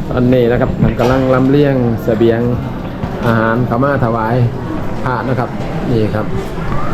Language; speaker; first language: Thai; native; Thai